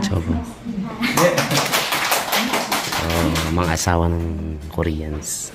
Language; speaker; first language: Korean; non-native, learner; Filipino